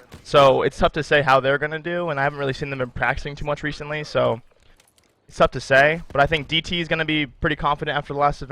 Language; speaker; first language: English; native; English